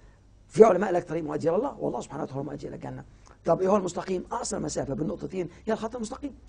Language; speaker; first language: Arabic; native; Arabic